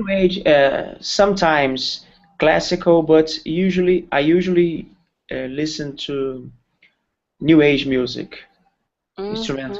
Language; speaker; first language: English; non-native, learner; Portuguese